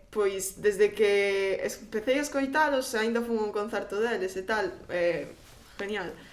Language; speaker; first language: Galician; non-native, local second language; Spanish